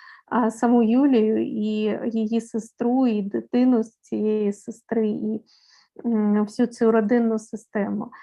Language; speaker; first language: Ukrainian; native; Ukrainian